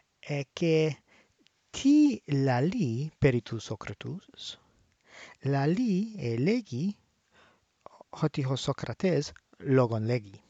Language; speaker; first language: Greek; non-native, learner; English